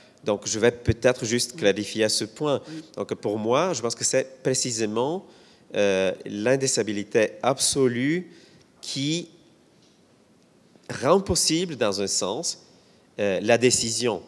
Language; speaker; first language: French; non-native, fluent; Bulgarian